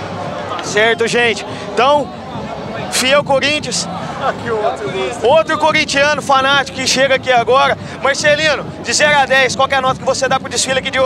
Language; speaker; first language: Portuguese; native; Portuguese